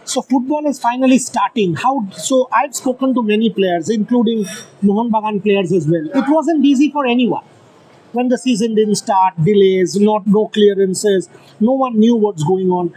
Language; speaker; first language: English; non-native, local second language; Bangla